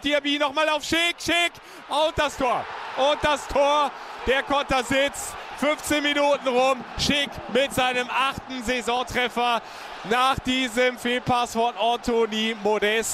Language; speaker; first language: German; native; German